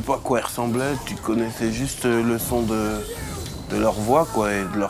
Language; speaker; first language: French; native; French